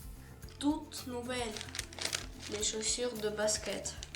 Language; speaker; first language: French; non-native, learner; Ukrainian